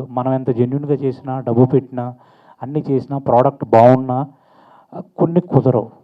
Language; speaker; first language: Telugu; native; Telugu